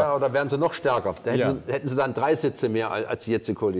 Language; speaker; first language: German; native; German